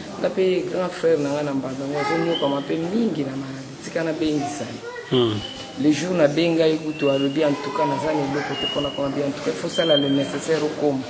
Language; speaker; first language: Lingala; non-native, local second language; Kongo